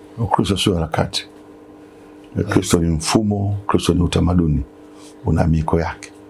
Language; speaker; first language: Swahili; native; Swahili